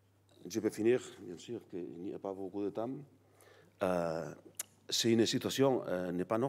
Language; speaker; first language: French; non-native, learner; Catalan